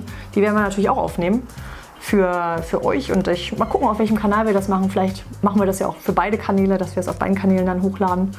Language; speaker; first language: German; native; German